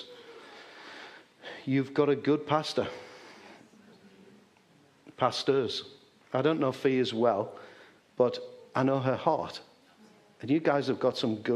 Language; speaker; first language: English; native; English